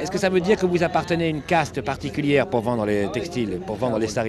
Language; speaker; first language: French; native; French